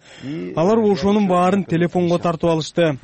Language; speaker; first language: Kyrgyz; native; Kyrgyz